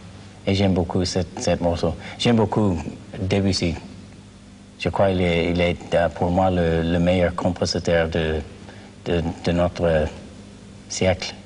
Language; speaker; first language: French; non-native, learner; English